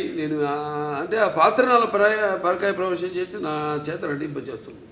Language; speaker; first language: Telugu; native; Telugu